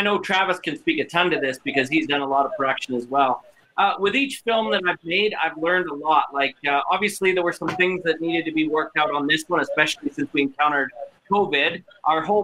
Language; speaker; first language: English; native; English